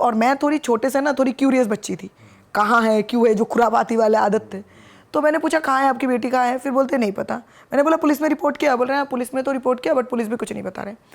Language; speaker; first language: Hindi; non-native, local second language; Bangla